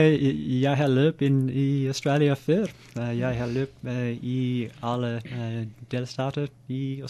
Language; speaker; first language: Norwegian; non-native, learner; English